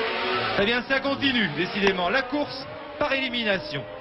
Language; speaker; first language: French; native; French